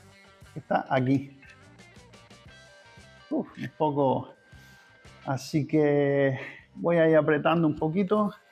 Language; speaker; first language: Spanish; native; Spanish